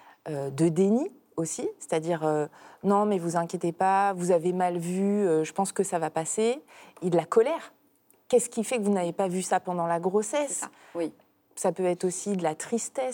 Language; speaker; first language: French; native; French